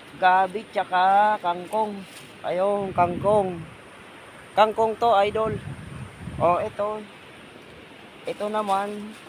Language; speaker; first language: Filipino; non-native, local second language; Bikol